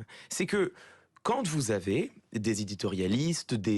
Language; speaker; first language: French; native; French